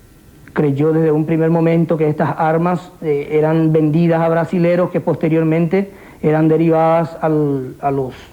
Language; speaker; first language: Spanish; native; Spanish